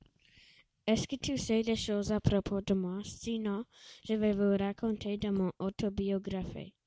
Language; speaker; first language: French; non-native, learner; English